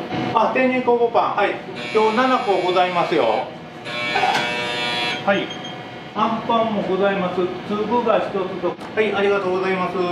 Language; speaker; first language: Japanese; native; Japanese